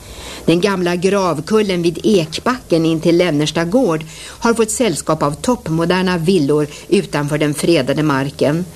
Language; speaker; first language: Swedish; native; Swedish